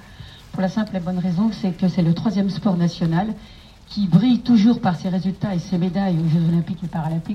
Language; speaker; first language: French; native; French